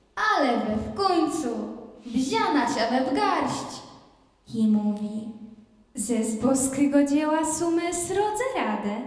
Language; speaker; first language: Polish; native; Polish